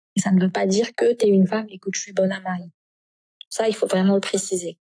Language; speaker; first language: French; non-native, local second language; Wolof